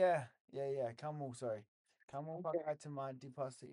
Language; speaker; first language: Indonesian; non-native, learner; English